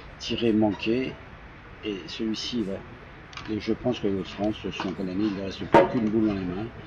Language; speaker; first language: French; native; French